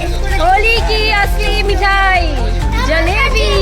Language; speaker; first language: Hindi; non-native, local second language; Bangla